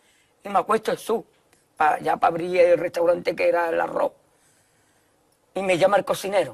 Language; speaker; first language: Spanish; native; Spanish